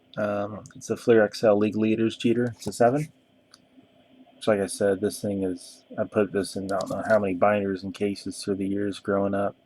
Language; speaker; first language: English; native; English